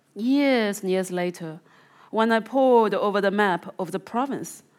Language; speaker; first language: English; non-native, fluent; Chinese